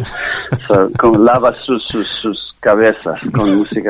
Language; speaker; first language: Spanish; non-native, learner; English